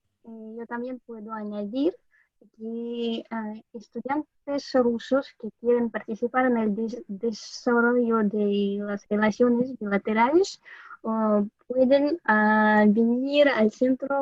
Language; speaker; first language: Spanish; non-native, fluent; Russian